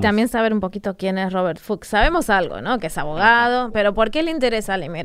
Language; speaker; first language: Spanish; native; Spanish